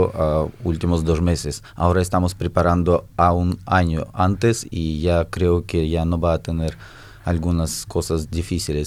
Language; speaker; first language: Spanish; non-native, fluent; Russian